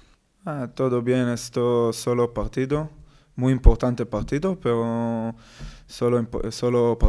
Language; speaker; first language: Spanish; non-native, learner; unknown